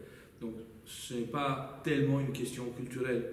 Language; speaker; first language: French; non-native, fluent; Romanian